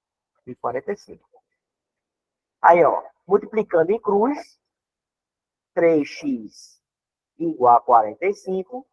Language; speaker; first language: Portuguese; native; Portuguese